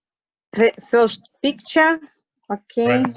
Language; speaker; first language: English; non-native, learner; Russian